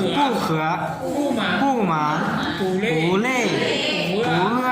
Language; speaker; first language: Chinese; non-native, learner; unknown